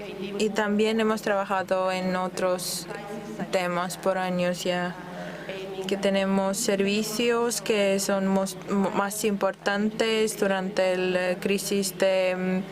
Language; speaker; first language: Spanish; non-native, fluent; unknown